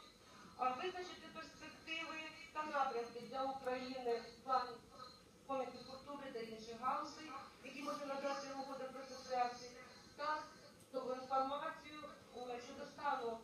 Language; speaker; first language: Ukrainian; native; Ukrainian